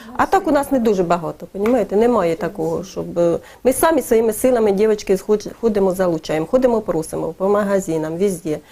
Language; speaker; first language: Ukrainian; native; Ukrainian